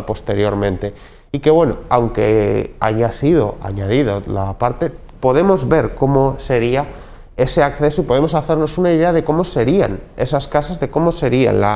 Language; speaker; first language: Spanish; native; Spanish